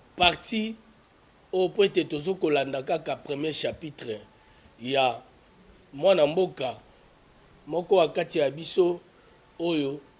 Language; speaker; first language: Lingala; native; Lingala